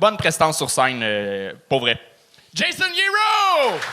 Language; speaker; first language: French; native; French